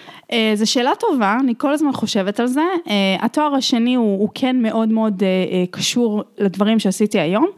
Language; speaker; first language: Hebrew; native; Hebrew